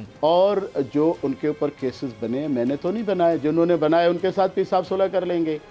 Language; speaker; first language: Urdu; non-native, local second language; Sindhi